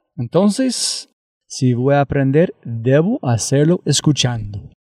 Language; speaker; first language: Spanish; non-native, learner; English